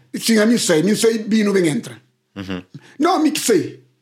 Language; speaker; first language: Portuguese; non-native, local second language; Kabuverdianu